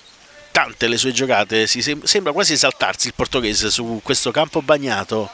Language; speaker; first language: Italian; native; Italian